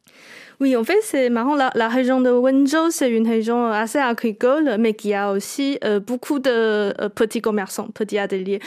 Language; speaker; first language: French; non-native, fluent; Chinese